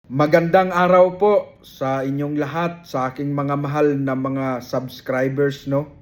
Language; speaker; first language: Filipino; non-native, local second language; Cebuano